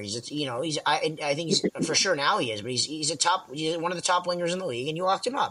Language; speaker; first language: English; native; English